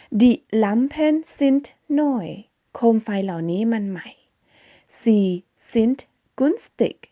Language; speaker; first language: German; non-native, fluent; Thai